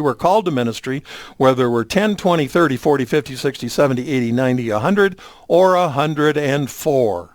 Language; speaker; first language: English; native; English